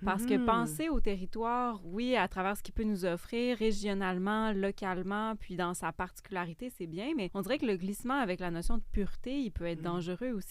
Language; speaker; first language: French; native; French